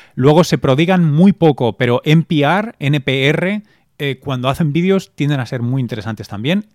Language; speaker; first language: Spanish; native; Spanish